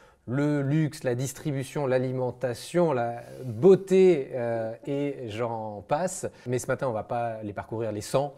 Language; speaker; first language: French; native; French